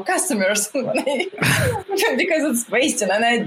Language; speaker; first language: English; non-native, fluent; Russian